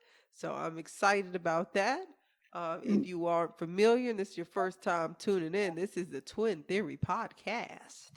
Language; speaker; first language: English; native; English